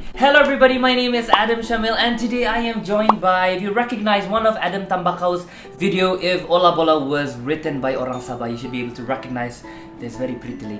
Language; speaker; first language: English; non-native, local second language; Malay